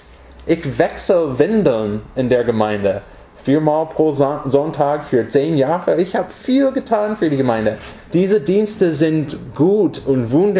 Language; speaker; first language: German; non-native, fluent; English